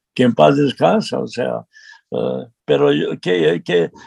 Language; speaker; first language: Spanish; non-native, fluent; Serbian